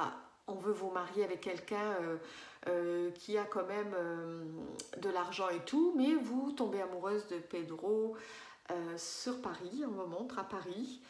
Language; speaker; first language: French; native; French